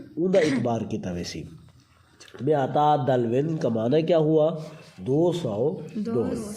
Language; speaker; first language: Urdu; non-native, local second language; Saraiki